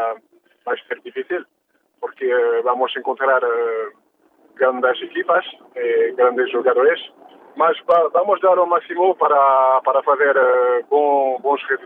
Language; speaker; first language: Portuguese; early bilingual, heritage; French